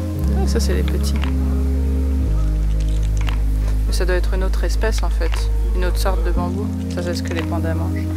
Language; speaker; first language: French; native; French